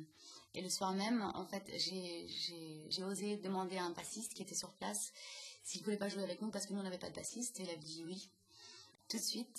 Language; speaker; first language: French; non-native, fluent; German